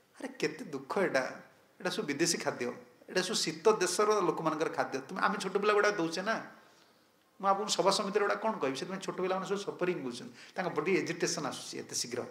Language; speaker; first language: Odia; native; Odia